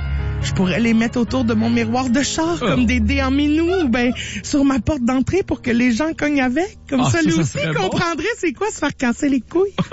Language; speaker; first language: French; native; French